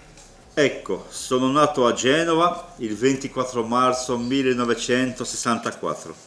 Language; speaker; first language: Italian; early bilingual, heritage; Italian